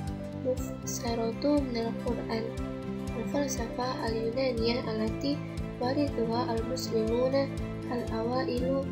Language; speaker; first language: Arabic; non-native, learner; Indonesian